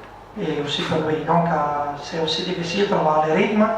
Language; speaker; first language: French; non-native, learner; Italian